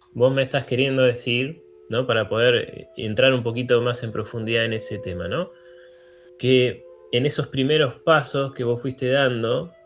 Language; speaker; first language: Spanish; native; Spanish